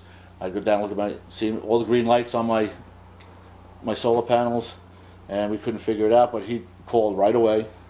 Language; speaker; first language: English; native; English